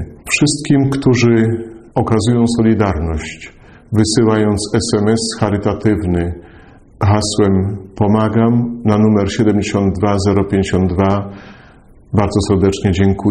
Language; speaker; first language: Polish; native; Polish